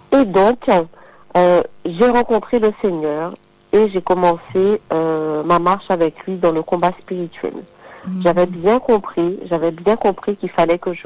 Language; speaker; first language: French; native; French